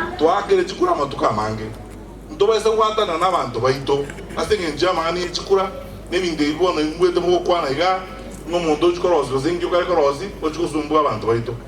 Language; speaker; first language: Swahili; non-native, local second language; Gusii